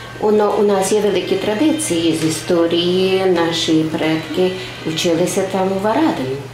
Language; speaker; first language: Ukrainian; native; Ukrainian